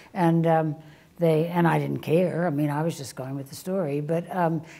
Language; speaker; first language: English; native; English